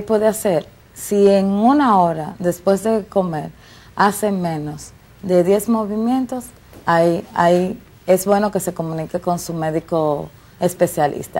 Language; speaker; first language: Spanish; native; Spanish